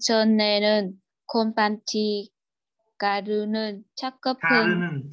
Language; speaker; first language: Korean; non-native, learner; Vietnamese